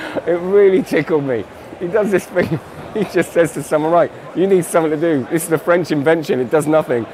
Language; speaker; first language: English; native; English